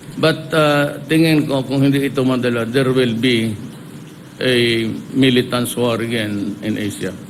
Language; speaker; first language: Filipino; non-native, local second language; Cebuano